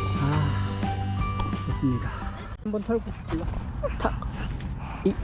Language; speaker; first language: Korean; native; Korean